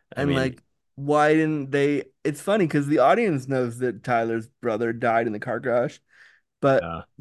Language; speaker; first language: English; native; English